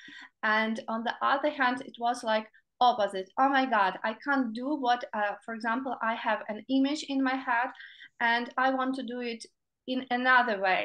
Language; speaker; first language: English; non-native, learner; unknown